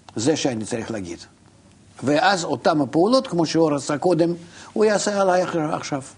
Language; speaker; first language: Hebrew; non-native, fluent; Russian